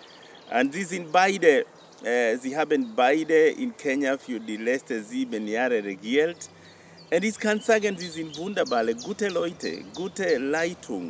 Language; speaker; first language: German; non-native, learner; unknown